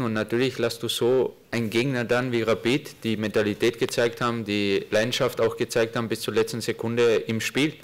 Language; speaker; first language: German; native; German